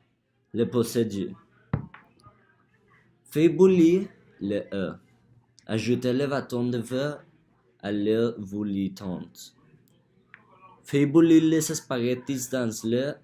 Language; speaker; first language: French; non-native, learner; Spanish